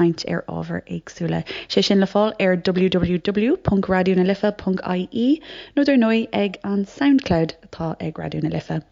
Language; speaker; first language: Irish; non-native, local second language; English